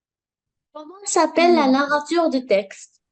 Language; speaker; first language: French; non-native, learner; Arabic